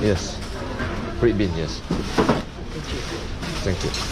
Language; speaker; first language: English; non-native, local second language; Chinese